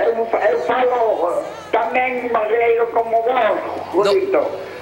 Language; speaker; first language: Portuguese; non-native, learner; Spanish